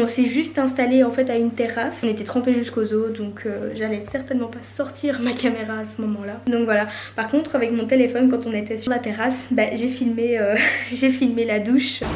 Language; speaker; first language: French; native; French